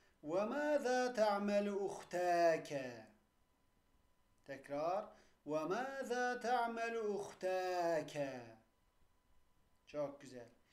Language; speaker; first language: Arabic; non-native, fluent; Turkish